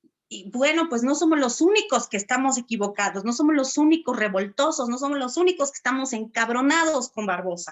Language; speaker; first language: Spanish; native; Spanish